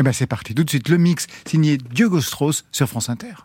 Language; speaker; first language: French; native; French